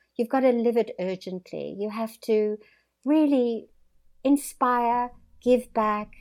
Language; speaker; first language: English; native; English